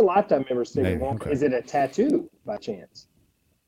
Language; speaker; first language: English; native; English